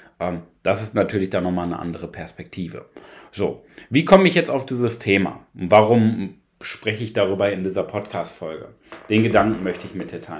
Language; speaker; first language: German; native; German